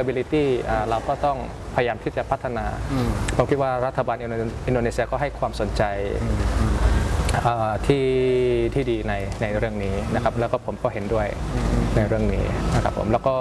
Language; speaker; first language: Thai; early bilingual, other home language; Indonesian